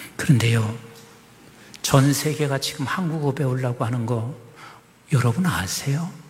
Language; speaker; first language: Korean; native; Korean